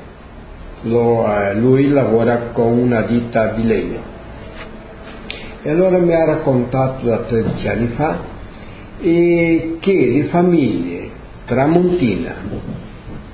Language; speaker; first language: Italian; early bilingual, heritage; Portuguese